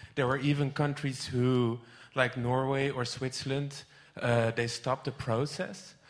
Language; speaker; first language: English; non-native, fluent; Dutch